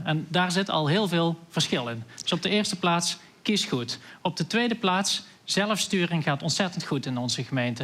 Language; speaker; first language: Dutch; native; Dutch